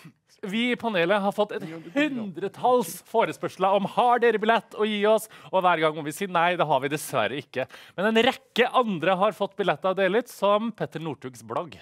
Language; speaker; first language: Norwegian; native; Norwegian